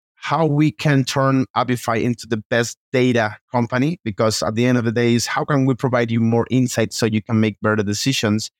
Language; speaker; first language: English; non-native, fluent; Spanish